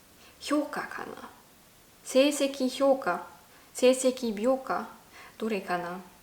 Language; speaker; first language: Japanese; non-native, fluent; German